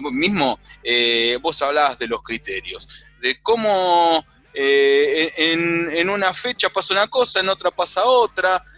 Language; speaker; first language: Spanish; native; Spanish